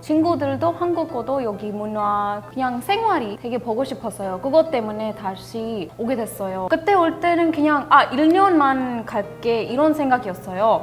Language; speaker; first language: Korean; non-native, fluent; English